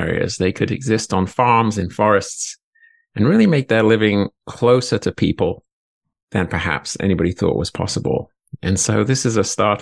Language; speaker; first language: English; native; English